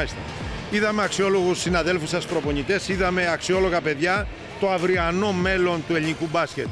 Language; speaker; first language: Greek; native; Greek